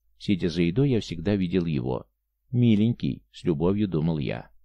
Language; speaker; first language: Russian; native; Russian